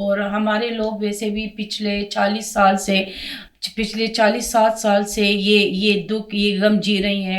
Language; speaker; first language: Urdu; non-native, fluent; Persian